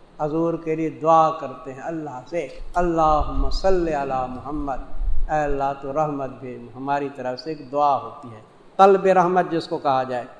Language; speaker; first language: Urdu; non-native, local second language; Punjabi